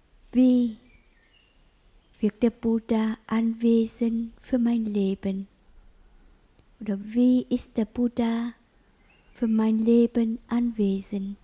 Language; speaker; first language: German; non-native, learner; Vietnamese